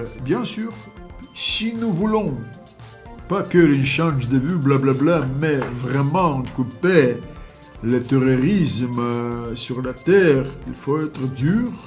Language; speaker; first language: French; non-native, fluent; Russian